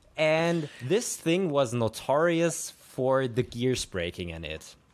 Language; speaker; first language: English; non-native, fluent; German